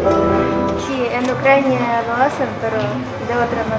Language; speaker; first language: Spanish; non-native, fluent; Ukrainian